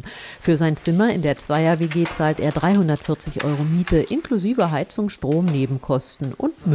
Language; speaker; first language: German; native; German